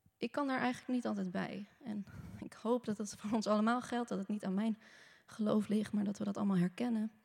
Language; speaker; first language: Dutch; native; Dutch